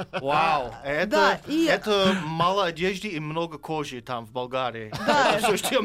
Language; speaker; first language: Russian; non-native, fluent; English